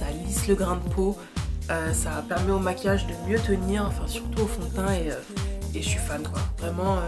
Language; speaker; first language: French; native; French